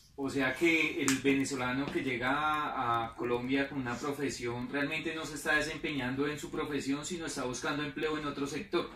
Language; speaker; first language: Spanish; native; Spanish